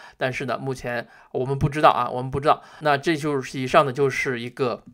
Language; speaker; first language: Chinese; native; Chinese